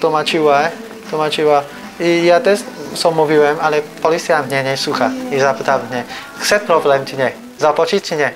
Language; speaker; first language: Polish; non-native, learner; Vietnamese